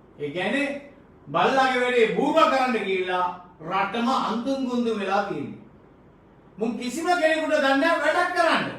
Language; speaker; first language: Sinhala; non-native, local second language; Tamil